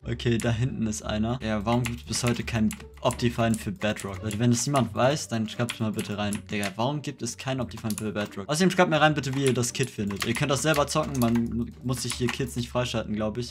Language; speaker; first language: German; native; German